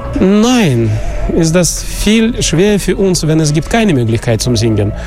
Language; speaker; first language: German; non-native, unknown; Russian